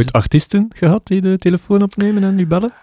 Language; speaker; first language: Dutch; native; Dutch